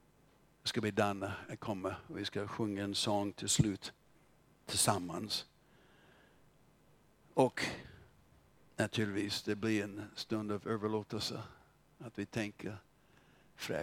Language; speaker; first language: Swedish; non-native, fluent; English